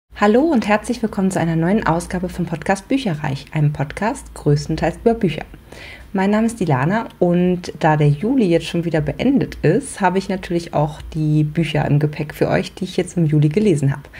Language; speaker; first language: German; native; German